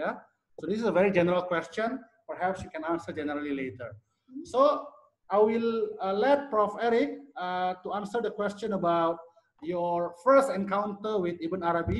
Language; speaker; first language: English; non-native, fluent; Indonesian